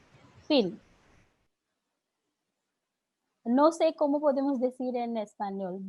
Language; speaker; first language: Spanish; non-native, learner; Hindi